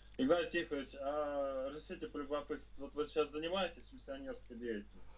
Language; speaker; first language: Russian; native; Russian